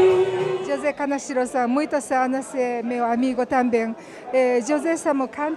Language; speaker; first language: Portuguese; non-native, learner; Japanese